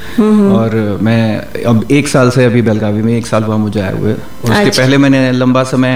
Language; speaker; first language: Hindi; native; Hindi